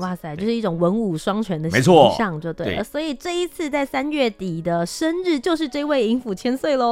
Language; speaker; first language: Chinese; native; Chinese